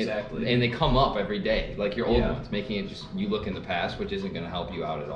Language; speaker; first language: English; native; English